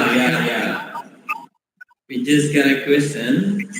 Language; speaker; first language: English; non-native, fluent; Indonesian